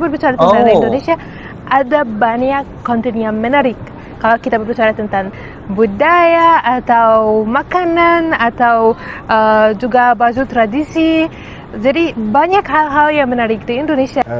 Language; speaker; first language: Indonesian; non-native, learner; Arabic